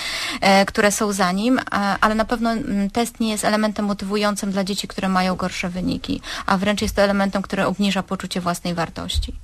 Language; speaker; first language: Polish; native; Polish